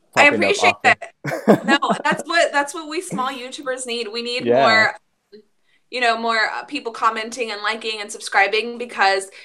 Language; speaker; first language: English; early bilingual, other home language; Spanish